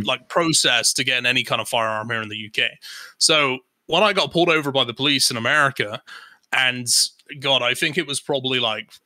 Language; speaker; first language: English; native; English